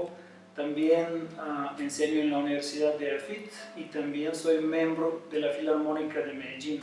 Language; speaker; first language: Spanish; non-native, fluent; Bulgarian